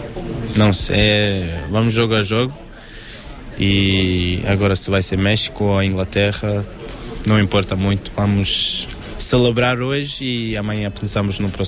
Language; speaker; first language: Portuguese; non-native, fluent; Norwegian